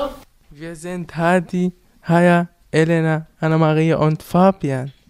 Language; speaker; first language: German; non-native, learner; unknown